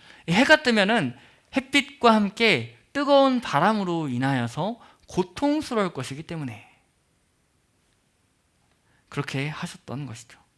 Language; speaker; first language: Korean; native; Korean